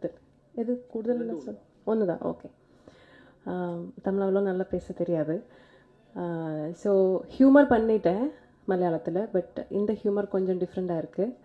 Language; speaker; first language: Tamil; non-native, learner; Malayalam